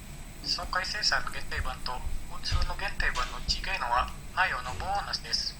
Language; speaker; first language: Japanese; non-native, learner; Indonesian